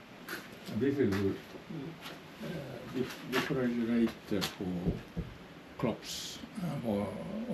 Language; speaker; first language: English; non-native, learner; Japanese